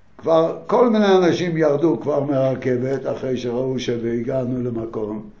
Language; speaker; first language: Hebrew; non-native, fluent; Yiddish